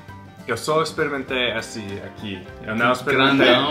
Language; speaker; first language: Portuguese; non-native, fluent; English